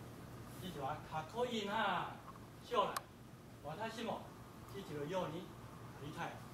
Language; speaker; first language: Japanese; non-native, fluent; Chinese